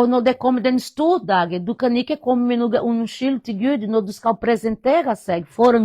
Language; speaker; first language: Norwegian; non-native, fluent; Portuguese